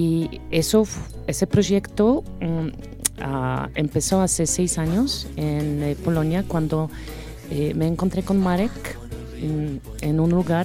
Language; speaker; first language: Spanish; non-native, fluent; Polish